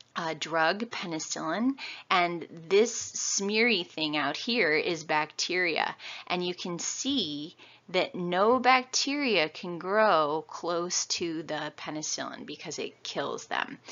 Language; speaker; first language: English; native; English